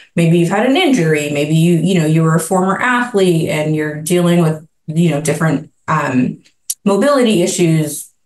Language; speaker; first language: English; native; English